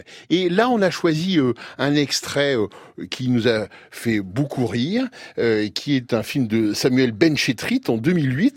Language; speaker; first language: French; native; French